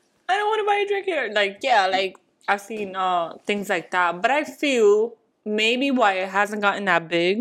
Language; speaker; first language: English; early bilingual, other home language; Spanish